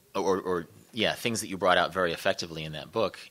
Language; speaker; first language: English; native; English